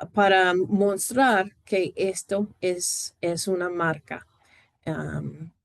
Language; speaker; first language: Spanish; non-native, fluent; English